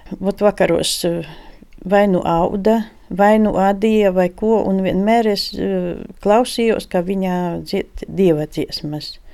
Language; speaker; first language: Latvian; native; Latvian